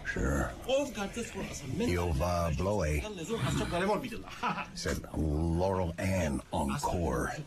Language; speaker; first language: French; non-native, learner; English